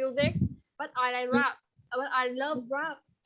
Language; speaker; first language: English; non-native, learner; Vietnamese